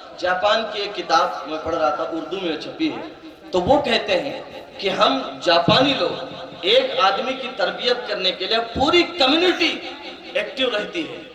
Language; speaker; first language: Urdu; native; Urdu